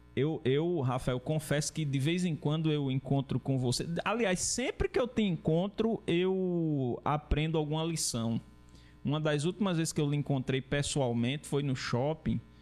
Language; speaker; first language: Portuguese; native; Portuguese